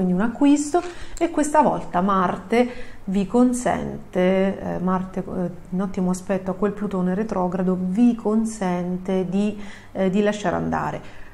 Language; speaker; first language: Italian; native; Italian